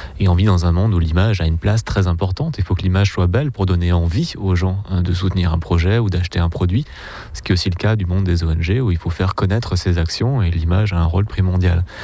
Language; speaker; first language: French; native; French